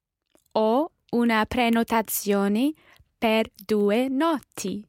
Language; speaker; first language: Italian; non-native, learner; English